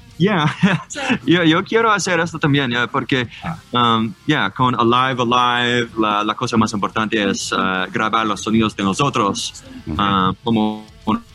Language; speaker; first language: Spanish; non-native, learner; English